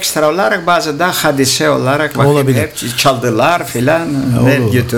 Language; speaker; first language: Turkish; non-native, local second language; Greek